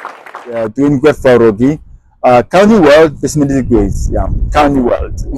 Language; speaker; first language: Welsh; non-native, fluent; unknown